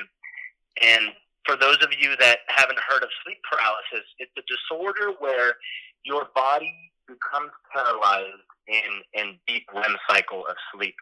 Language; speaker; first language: English; native; English